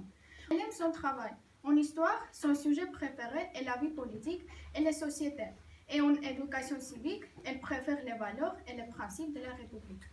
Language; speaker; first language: French; non-native, learner; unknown